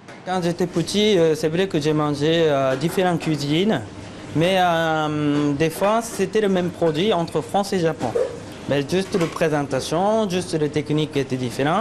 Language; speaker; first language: French; non-native, learner; Japanese